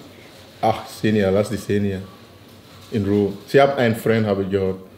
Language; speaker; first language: German; native; German